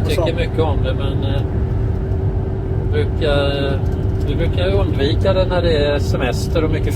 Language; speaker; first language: Swedish; native; Swedish